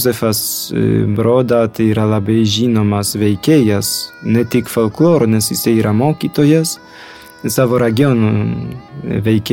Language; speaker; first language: Lithuanian; non-native, fluent; Polish